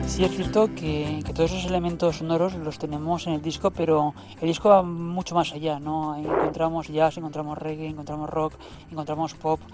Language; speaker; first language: Spanish; native; Spanish